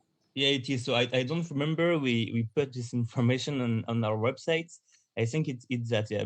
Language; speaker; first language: English; non-native, learner; French